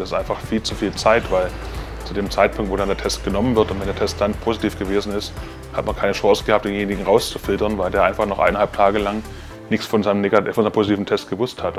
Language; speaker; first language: German; native; German